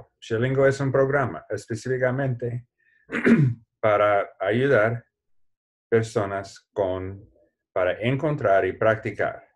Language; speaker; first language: Spanish; non-native, learner; English